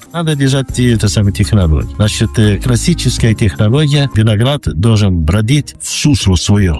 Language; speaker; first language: Ukrainian; non-native, local second language; Romanian